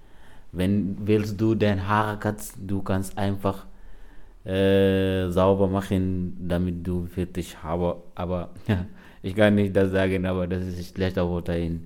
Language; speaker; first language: German; non-native, learner; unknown